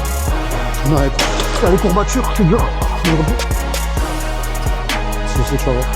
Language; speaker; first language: French; native; French